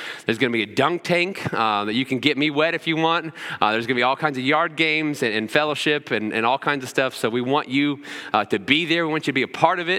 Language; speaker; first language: English; native; English